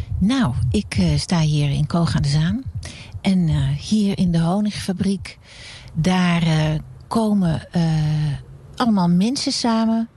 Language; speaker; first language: Dutch; native; Dutch